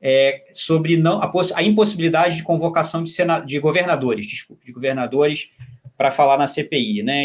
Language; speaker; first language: Portuguese; native; Portuguese